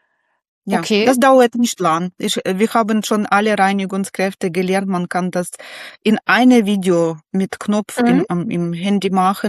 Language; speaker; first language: German; non-native, learner; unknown